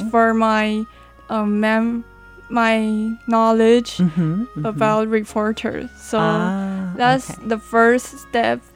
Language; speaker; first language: English; non-native, learner; Chinese